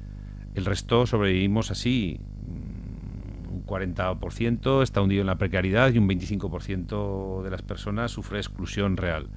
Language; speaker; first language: Spanish; native; Spanish